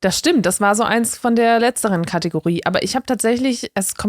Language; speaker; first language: German; native; German